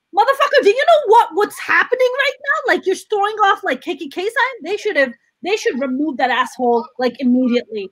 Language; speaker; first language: English; non-native, local second language; Urdu